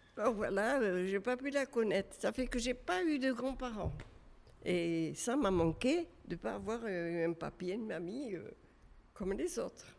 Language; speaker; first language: French; native; French